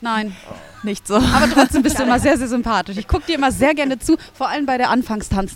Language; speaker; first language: German; native; German